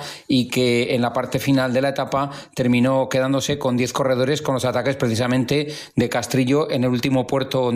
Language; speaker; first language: Spanish; native; Spanish